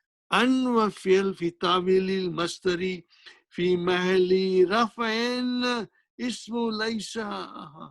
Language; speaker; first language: Arabic; non-native, fluent; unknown